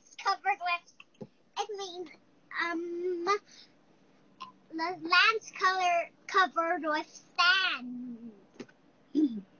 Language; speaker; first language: English; non-native, learner; Chinese